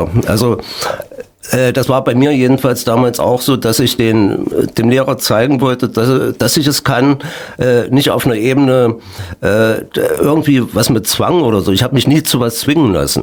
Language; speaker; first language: German; native; German